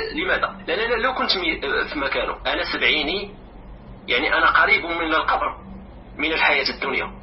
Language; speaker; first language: Arabic; non-native, local second language; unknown